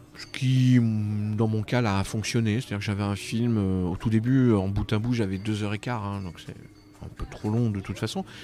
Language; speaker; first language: French; native; French